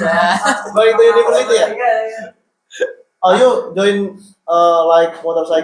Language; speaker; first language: English; non-native, learner; Indonesian